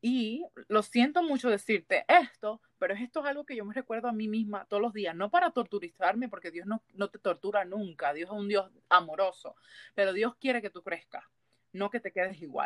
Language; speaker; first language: Spanish; early bilingual, heritage; Spanish